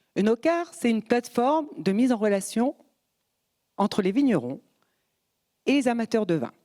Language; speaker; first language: French; early bilingual, other home language; Portuguese